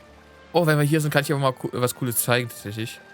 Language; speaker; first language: German; native; German